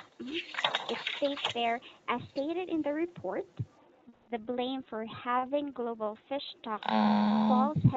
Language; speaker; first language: English; non-native, local second language; Filipino